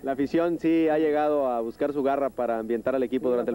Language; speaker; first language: Spanish; native; Spanish